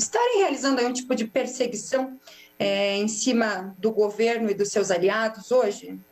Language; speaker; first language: Portuguese; native; Portuguese